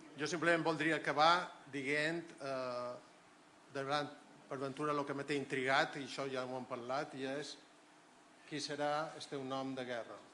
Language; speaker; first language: Catalan; native; Catalan